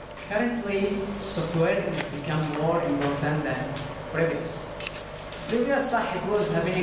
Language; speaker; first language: English; non-native, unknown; Arabic